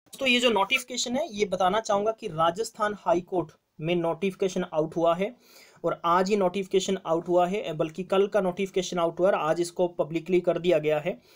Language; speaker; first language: Hindi; non-native, local second language; Punjabi